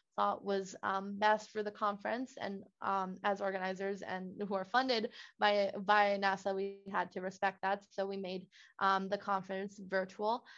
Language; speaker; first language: English; non-native, fluent; Spanish